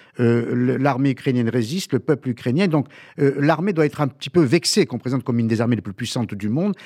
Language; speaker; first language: French; native; French